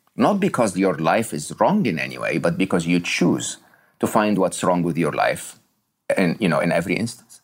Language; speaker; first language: English; non-native, fluent; Arabic